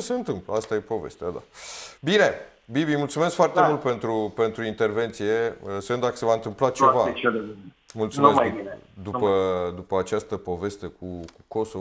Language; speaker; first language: Romanian; native; Romanian